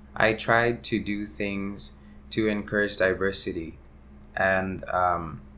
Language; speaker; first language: English; early bilingual, other home language; Hindi